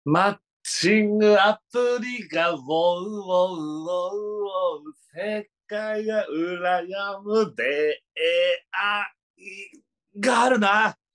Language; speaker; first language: Japanese; native; Japanese